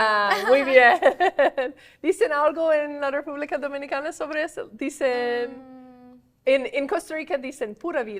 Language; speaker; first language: Spanish; non-native, fluent; English